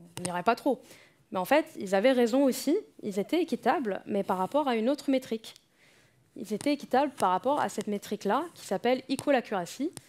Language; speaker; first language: French; native; French